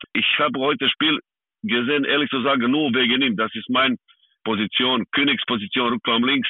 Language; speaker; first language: German; non-native, fluent; Serbian